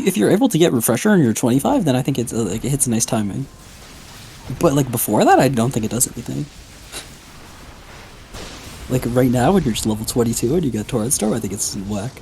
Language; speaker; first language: English; native; English